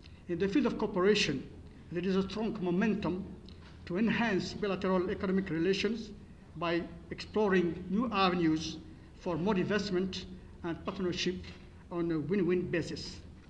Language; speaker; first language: English; non-native, fluent; Arabic